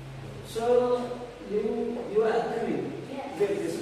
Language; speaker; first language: English; non-native, learner; Indonesian